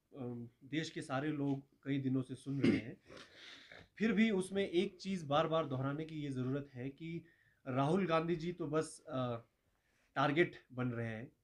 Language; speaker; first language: Hindi; non-native, local second language; Ladakhi